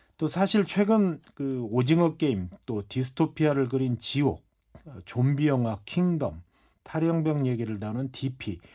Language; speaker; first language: Korean; native; Korean